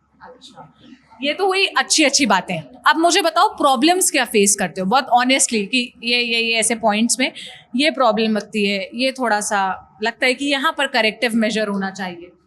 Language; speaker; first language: Hindi; native; Hindi